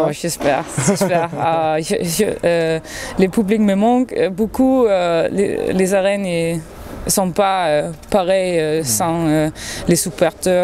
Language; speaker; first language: French; non-native, learner; Danish